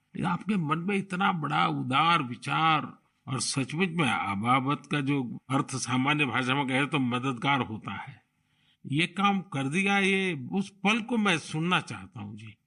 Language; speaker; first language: Hindi; non-native, local second language; Gujarati